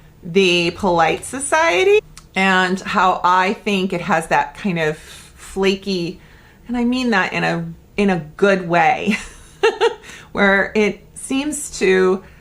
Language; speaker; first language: English; native; English